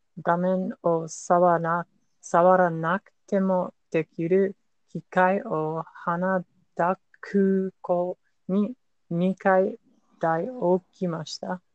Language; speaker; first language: Japanese; non-native, learner; English